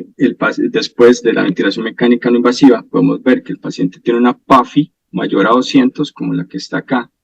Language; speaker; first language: Spanish; native; Spanish